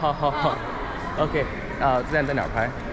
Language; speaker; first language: Chinese; non-native, fluent; Thai